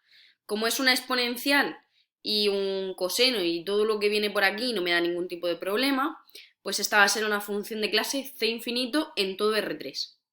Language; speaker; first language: Spanish; native; Spanish